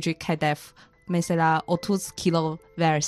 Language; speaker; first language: Turkish; non-native, fluent; Chinese